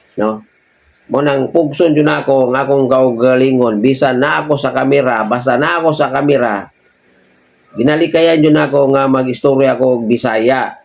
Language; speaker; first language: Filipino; non-native, local second language; Cebuano